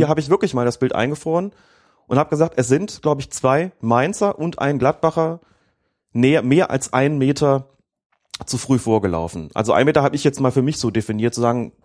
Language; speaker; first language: German; native; German